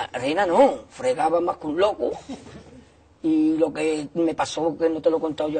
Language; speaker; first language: Spanish; native; Spanish